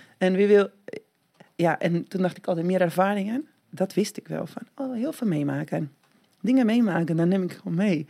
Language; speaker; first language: Dutch; non-native, fluent; Spanish